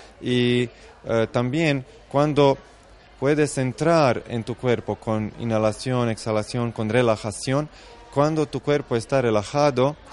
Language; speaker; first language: Spanish; non-native, fluent; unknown